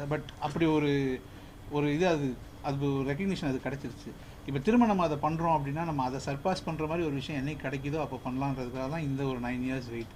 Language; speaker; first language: Tamil; native; Tamil